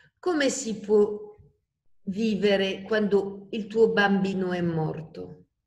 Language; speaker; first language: Italian; non-native, fluent; French